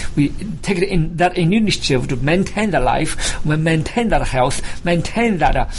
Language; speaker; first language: English; non-native, fluent; Chinese